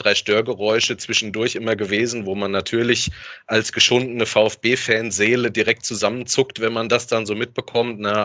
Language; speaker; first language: German; native; German